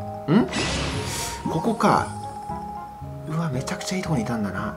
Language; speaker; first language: Japanese; native; Japanese